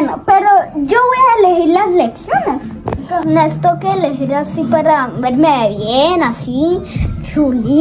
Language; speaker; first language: Spanish; early bilingual, heritage; Spanish